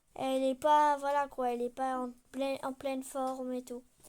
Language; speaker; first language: French; native; French